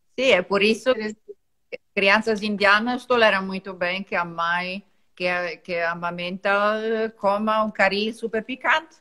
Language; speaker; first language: Portuguese; non-native, fluent; Italian